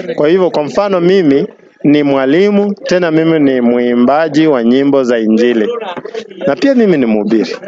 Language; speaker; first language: Swahili; non-native, local second language; Luyia